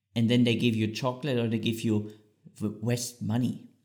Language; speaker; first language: English; non-native, fluent; German